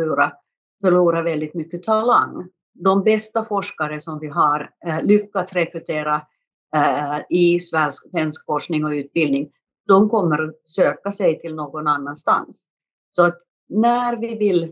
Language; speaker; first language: Swedish; non-native, fluent; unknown